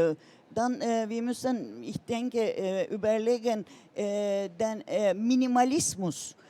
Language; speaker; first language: German; non-native, learner; Turkish